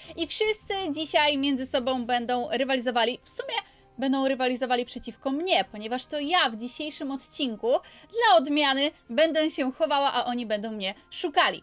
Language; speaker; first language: Polish; native; Polish